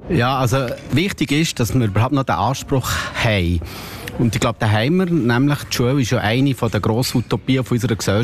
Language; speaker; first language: German; native; German